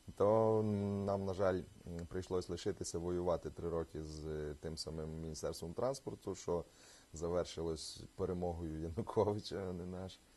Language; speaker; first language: Ukrainian; native; Ukrainian